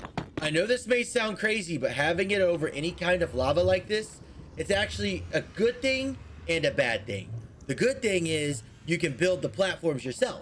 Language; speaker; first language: English; native; English